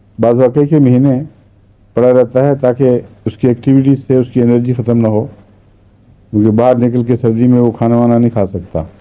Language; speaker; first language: Urdu; native; Urdu